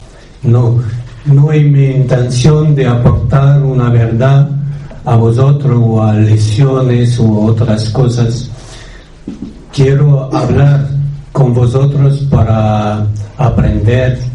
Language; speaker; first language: Spanish; non-native, fluent; French